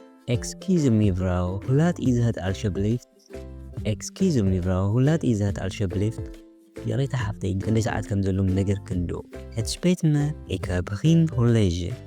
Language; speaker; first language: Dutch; non-native, fluent; Tigrinya